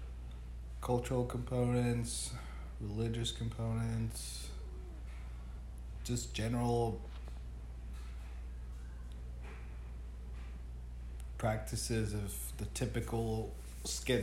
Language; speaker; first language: English; non-native, fluent; Spanish